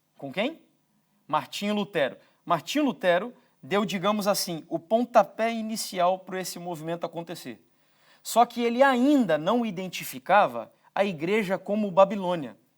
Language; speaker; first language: Portuguese; native; Portuguese